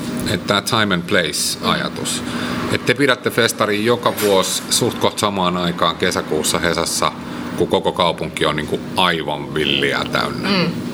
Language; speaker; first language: Finnish; native; Finnish